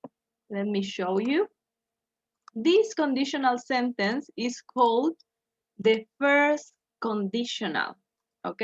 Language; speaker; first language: English; non-native, fluent; Spanish